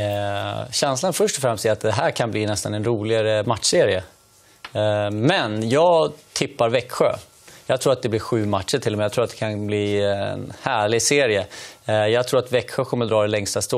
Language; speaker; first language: Swedish; native; Swedish